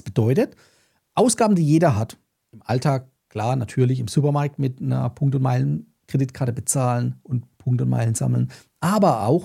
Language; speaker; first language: German; native; German